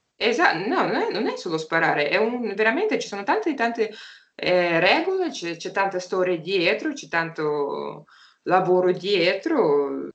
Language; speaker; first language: Italian; non-native, fluent; Russian